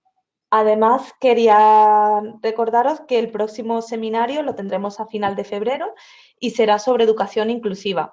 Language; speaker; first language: Spanish; native; Spanish